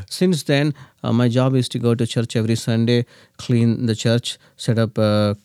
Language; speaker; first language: English; non-native, local second language; Telugu